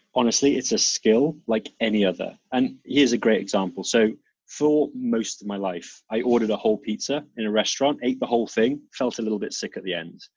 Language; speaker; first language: English; native; English